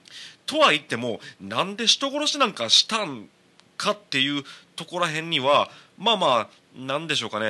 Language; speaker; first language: Japanese; native; Japanese